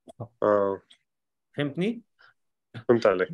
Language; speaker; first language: Arabic; native; Arabic